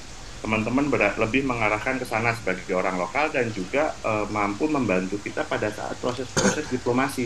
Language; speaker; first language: Indonesian; native; Indonesian